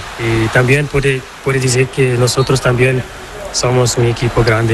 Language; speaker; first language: Spanish; non-native, learner; Portuguese